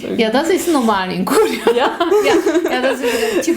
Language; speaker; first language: German; non-native, learner; Korean